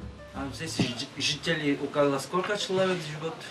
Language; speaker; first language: Russian; non-native, learner; Korean